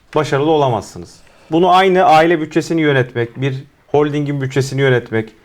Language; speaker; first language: Turkish; native; Turkish